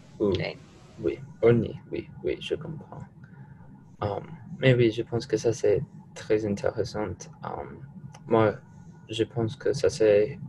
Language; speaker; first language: French; non-native, learner; English